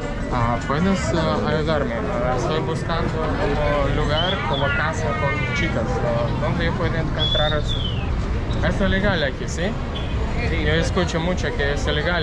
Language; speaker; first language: Spanish; non-native, learner; Russian